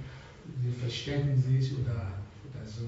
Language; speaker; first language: German; non-native, fluent; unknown